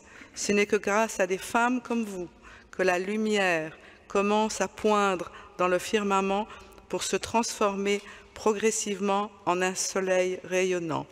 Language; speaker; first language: French; native; French